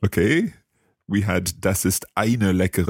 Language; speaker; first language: German; non-native, learner; English